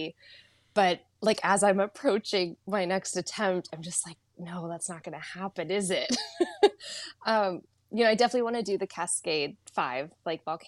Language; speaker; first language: English; native; English